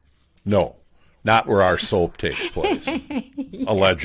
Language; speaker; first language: English; native; English